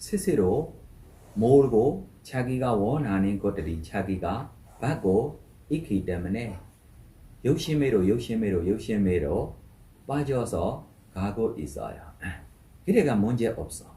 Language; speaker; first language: Korean; non-native, learner; Burmese